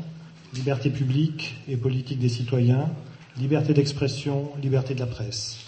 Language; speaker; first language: French; native; French